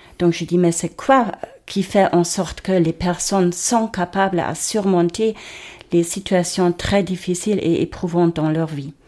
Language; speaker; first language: French; non-native, fluent; German